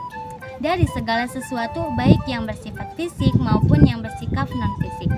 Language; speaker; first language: Indonesian; native; Indonesian